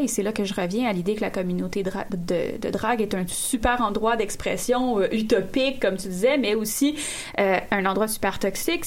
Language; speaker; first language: French; native; French